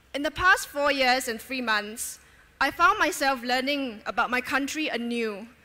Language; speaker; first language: English; native; English